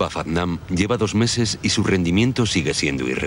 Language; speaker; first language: Spanish; native; Spanish